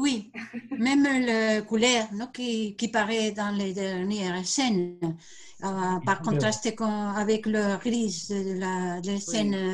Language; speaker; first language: French; non-native, learner; Spanish